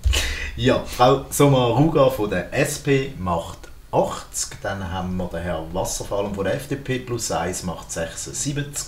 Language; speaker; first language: German; native; German